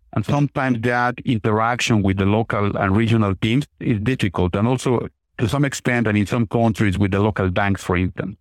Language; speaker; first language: English; non-native, fluent; Spanish